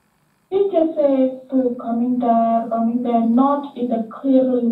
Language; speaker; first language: English; non-native, learner; Indonesian